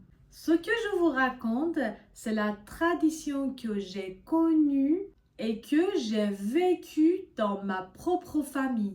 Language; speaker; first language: French; non-native, fluent; Persian